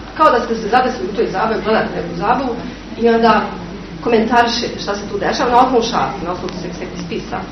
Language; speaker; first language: Serbian; native; Serbian